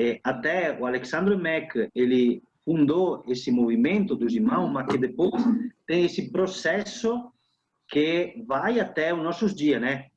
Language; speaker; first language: Portuguese; non-native, fluent; Italian